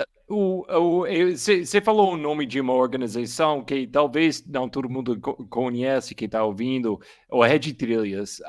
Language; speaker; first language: Portuguese; non-native, learner; English